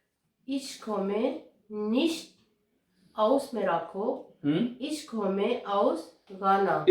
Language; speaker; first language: German; non-native, learner; Urdu